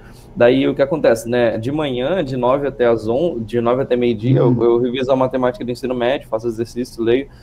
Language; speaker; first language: Portuguese; native; Portuguese